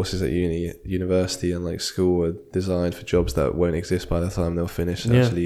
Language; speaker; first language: English; native; English